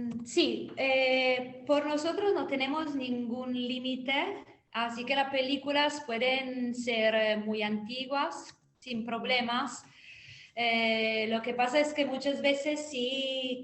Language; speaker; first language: Spanish; non-native, fluent; Italian